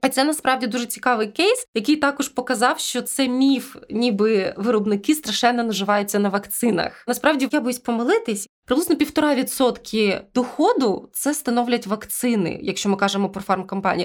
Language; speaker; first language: Ukrainian; native; Ukrainian